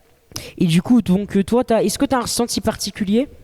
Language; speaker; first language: French; native; French